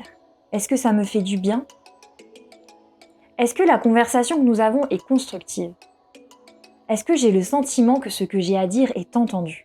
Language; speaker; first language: French; native; French